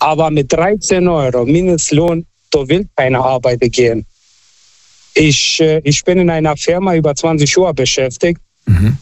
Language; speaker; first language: German; non-native, fluent; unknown